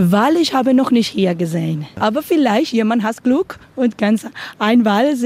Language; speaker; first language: German; non-native, learner; Spanish